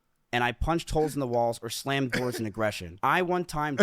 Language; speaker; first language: English; native; English